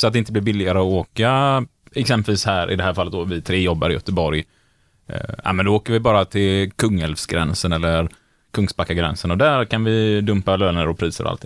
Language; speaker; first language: Swedish; native; Swedish